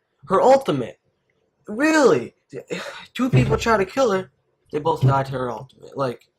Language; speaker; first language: English; native; English